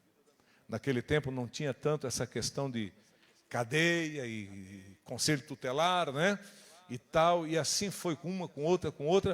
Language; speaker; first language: Portuguese; native; Portuguese